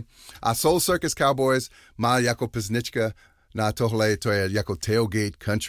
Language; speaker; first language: Czech; non-native, learner; English